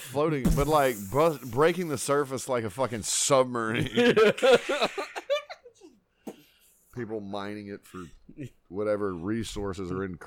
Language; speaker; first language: English; native; English